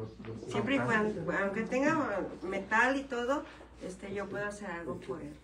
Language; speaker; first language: Spanish; native; Spanish